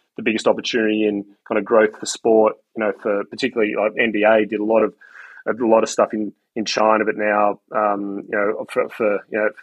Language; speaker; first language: English; native; English